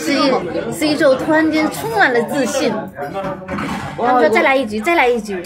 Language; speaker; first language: Chinese; native; Chinese